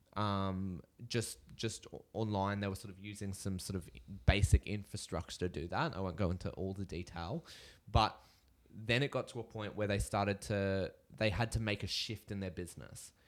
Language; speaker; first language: English; native; English